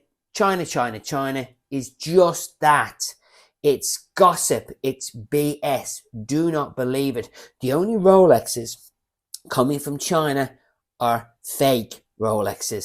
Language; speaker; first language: English; native; English